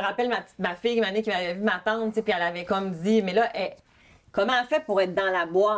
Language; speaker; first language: French; native; French